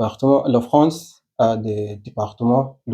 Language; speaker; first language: French; non-native, learner; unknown